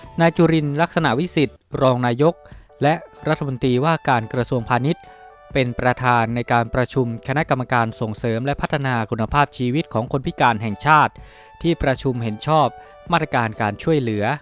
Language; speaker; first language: Thai; native; Thai